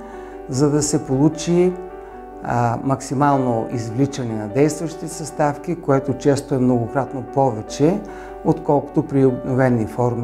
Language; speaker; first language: Bulgarian; native; Bulgarian